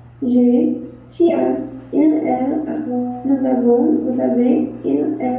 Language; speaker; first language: French; non-native, learner; Portuguese